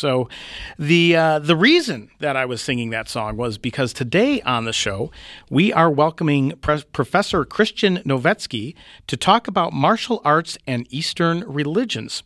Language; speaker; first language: English; native; English